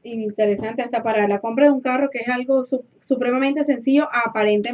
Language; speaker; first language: Spanish; native; Spanish